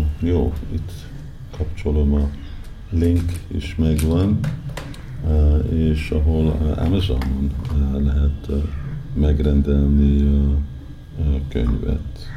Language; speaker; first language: Hungarian; early bilingual, heritage; Hungarian